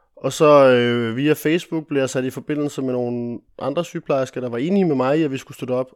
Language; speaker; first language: Danish; early bilingual, other home language; Italian